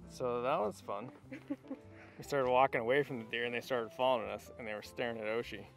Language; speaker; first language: English; native; English